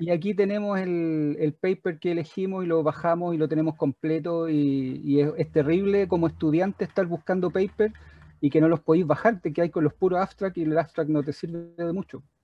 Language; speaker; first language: Spanish; native; Spanish